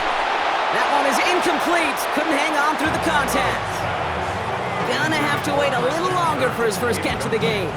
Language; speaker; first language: English; native; English